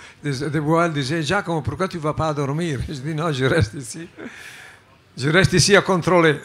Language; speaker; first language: French; non-native, fluent; Italian